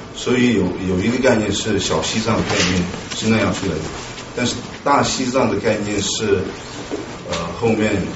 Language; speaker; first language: Chinese; non-native, local second language; Tibetan